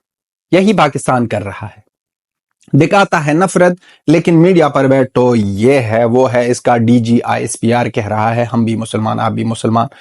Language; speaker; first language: Hindi; non-native, fluent; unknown